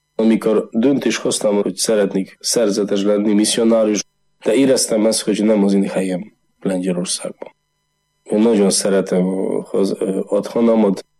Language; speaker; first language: Hungarian; non-native, learner; Polish